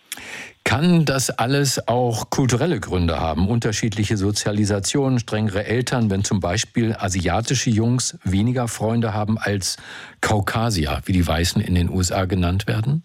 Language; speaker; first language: German; native; German